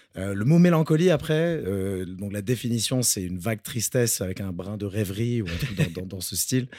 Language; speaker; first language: French; early bilingual, other home language; Spanish